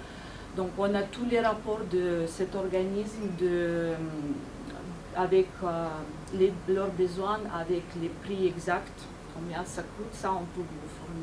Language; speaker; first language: French; non-native, fluent; Ukrainian